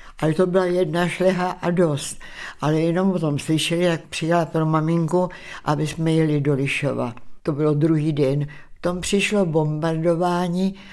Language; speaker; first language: Czech; native; Czech